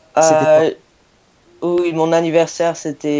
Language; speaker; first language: French; non-native, fluent; English